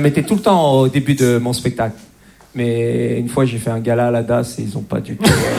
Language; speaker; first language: French; native; French